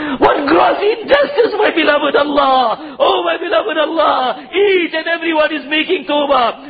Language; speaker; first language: English; non-native, local second language; Urdu